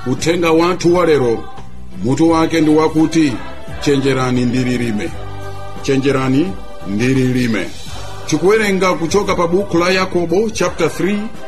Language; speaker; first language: Nyanja; non-native, local second language; Tumbuka